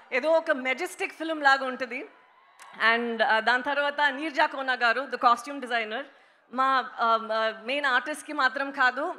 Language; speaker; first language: Telugu; non-native, local second language; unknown